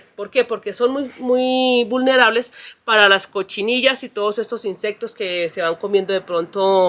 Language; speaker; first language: Spanish; native; Spanish